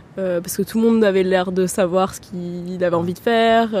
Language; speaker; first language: French; early bilingual, heritage; German